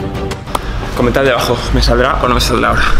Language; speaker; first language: Spanish; native; Spanish